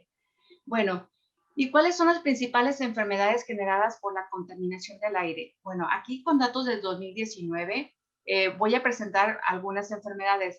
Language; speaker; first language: Spanish; native; Spanish